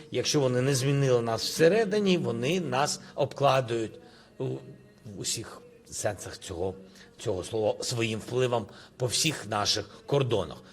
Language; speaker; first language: Ukrainian; non-native, local second language; Russian